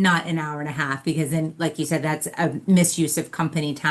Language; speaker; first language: English; native; English